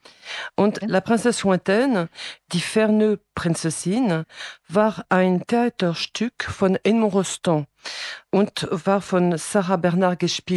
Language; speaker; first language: German; non-native, fluent; French